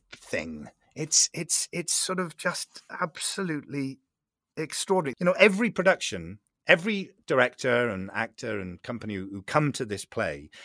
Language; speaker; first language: English; native; English